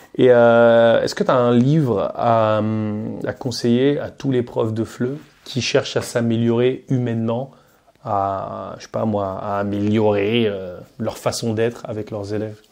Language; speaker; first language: French; native; French